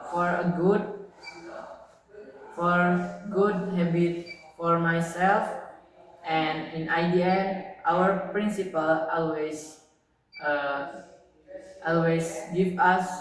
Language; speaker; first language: English; non-native, learner; Indonesian